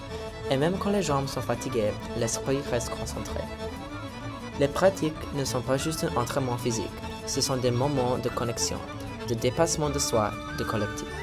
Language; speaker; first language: French; native; French